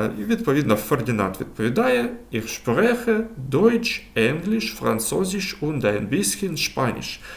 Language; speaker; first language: Ukrainian; native; Ukrainian